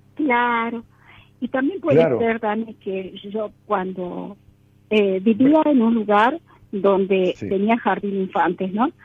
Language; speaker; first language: Spanish; native; Spanish